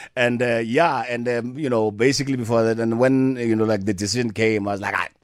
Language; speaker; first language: English; non-native, local second language; Tswana